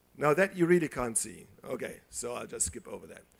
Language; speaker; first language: English; non-native, fluent; German